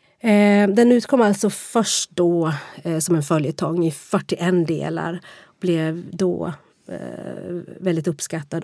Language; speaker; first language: Swedish; native; Swedish